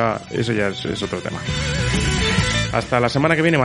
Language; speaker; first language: Spanish; native; Spanish